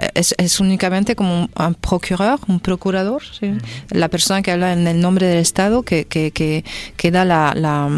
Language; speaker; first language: Spanish; non-native, fluent; French